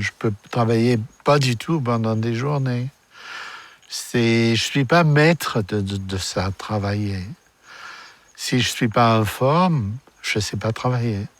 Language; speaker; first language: French; non-native, fluent; German